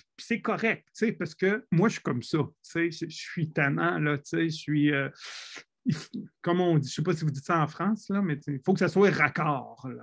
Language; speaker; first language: French; native; French